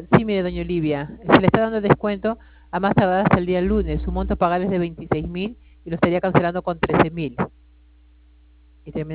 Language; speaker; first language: Spanish; native; Spanish